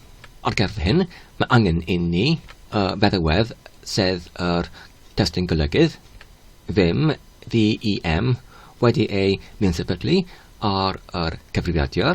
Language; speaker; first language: Welsh; non-native, learner; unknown